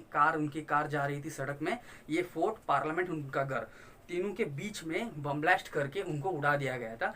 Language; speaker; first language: Hindi; non-native, local second language; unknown